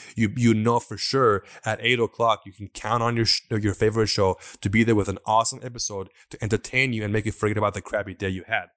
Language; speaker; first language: English; non-native, fluent; Persian